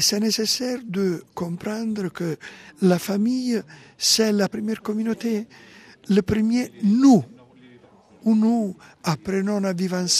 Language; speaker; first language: French; non-native, fluent; Italian